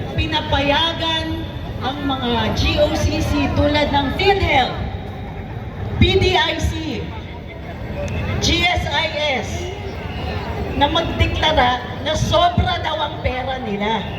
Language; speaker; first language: Filipino; non-native, local second language; Tausug